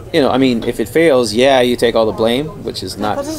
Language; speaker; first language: English; native; English